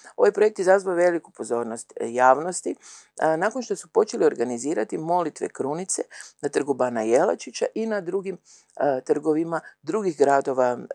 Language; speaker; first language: Croatian; native; Croatian